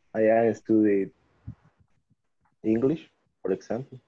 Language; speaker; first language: English; non-native, learner; Spanish